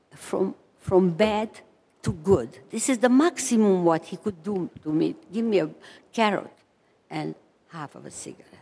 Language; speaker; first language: English; non-native, fluent; Hungarian